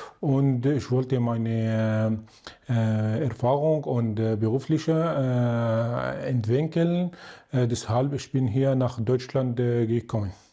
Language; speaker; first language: German; non-native, learner; Arabic